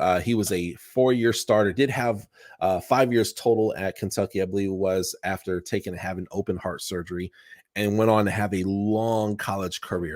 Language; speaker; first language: English; native; English